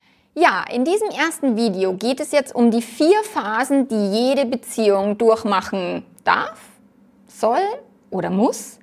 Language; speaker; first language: German; native; German